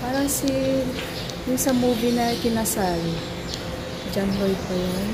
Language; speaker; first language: Filipino; native; Filipino